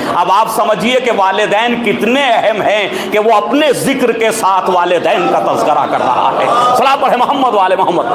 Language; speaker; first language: Urdu; native; Urdu